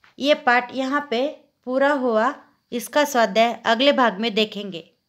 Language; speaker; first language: Hindi; non-native, local second language; Marathi